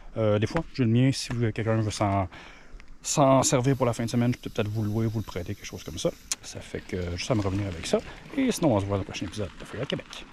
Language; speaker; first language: French; native; French